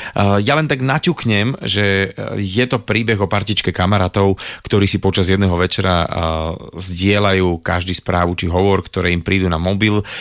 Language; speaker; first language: Slovak; native; Slovak